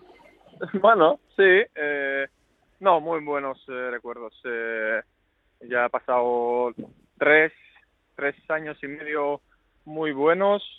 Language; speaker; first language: Spanish; non-native, fluent; Greek